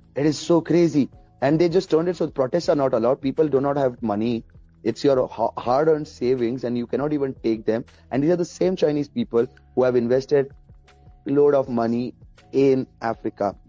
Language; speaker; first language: English; early bilingual, other home language; Arabic